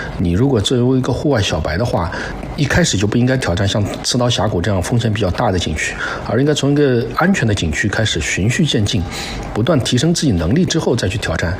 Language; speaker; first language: Chinese; native; Chinese